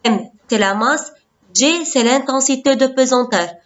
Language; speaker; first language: French; non-native, local second language; Arabic